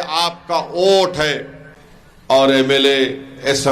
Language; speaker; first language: Urdu; native; Urdu